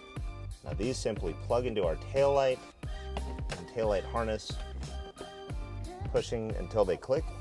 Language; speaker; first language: English; native; English